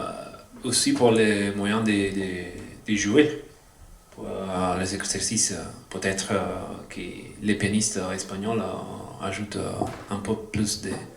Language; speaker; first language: French; non-native, fluent; Italian